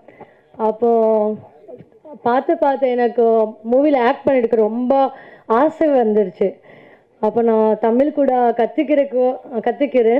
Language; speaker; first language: Tamil; non-native, learner; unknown